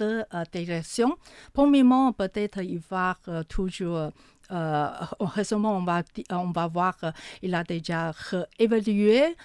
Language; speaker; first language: French; non-native, fluent; Chinese